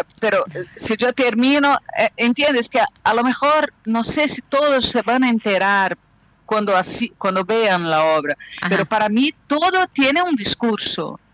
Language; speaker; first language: Spanish; non-native, fluent; Portuguese